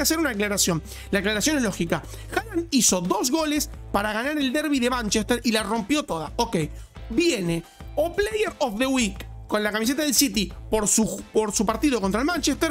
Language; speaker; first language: Spanish; native; Spanish